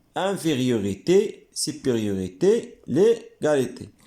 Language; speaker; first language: French; non-native, local second language; Arabic